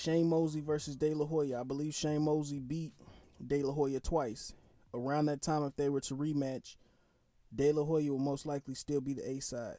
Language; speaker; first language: English; native; English